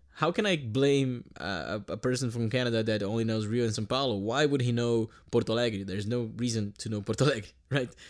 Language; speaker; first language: English; non-native, fluent; Portuguese